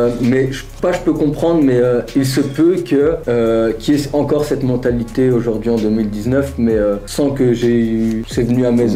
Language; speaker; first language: French; early bilingual, other home language; Arabic